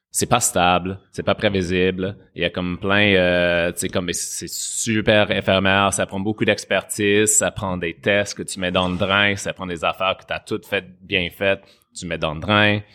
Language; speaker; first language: French; non-native, fluent; English